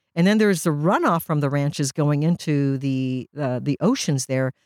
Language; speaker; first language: English; early bilingual, other home language; Japanese